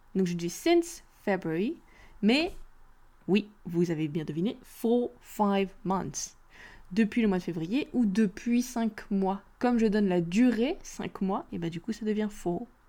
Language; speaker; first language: French; native; French